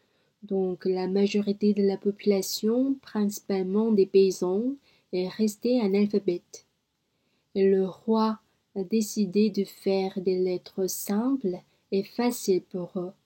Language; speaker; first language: French; non-native, learner; Korean